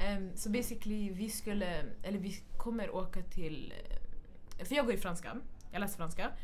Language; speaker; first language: Swedish; early bilingual, other home language; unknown